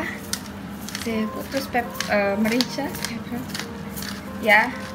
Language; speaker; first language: German; non-native, learner; Indonesian